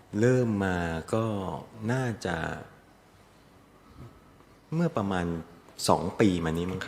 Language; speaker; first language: Thai; native; Thai